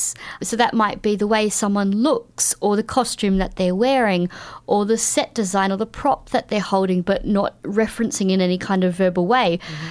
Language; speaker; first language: English; native; English